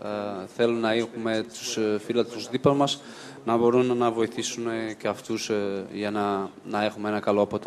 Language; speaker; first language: Greek; non-native, fluent; Portuguese